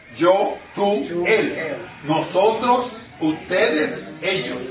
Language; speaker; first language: Spanish; non-native, fluent; English